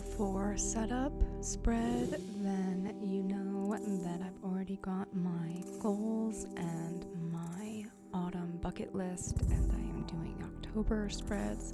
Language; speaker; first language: English; native; English